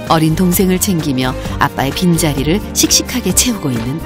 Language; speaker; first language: Korean; native; Korean